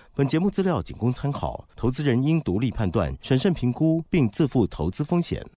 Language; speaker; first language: Chinese; native; Chinese